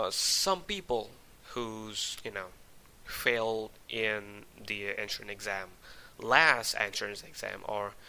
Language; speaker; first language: English; non-native, fluent; Indonesian